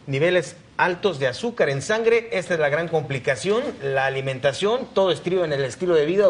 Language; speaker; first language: Spanish; native; Spanish